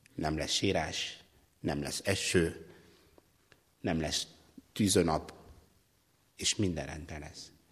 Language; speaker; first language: Hungarian; non-native, fluent; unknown